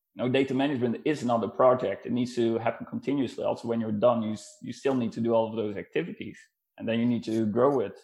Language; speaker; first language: English; non-native, fluent; Dutch